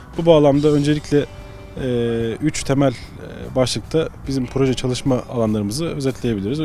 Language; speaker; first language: Turkish; early bilingual, heritage; Turkish